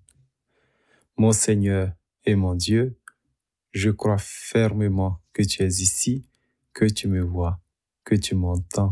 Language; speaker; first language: French; native; French